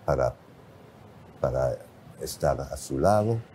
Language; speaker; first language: Spanish; non-native, fluent; English